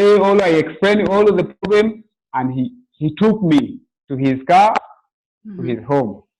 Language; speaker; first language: English; non-native, local second language; Swahili